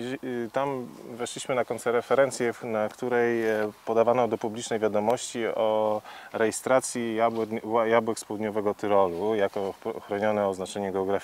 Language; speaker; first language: Polish; native; Polish